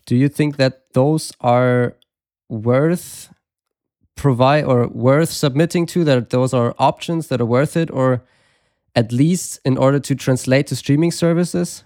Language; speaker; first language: English; non-native, fluent; German